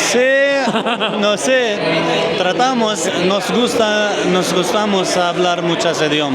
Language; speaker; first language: Spanish; non-native, learner; Arabic